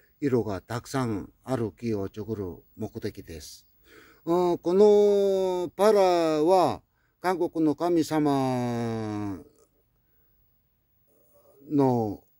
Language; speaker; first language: Japanese; non-native, learner; Korean